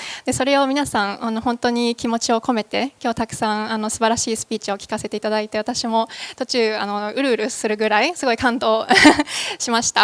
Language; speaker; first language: Japanese; native; Japanese